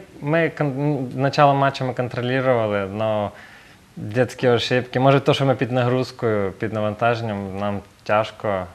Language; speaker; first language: Ukrainian; native; Ukrainian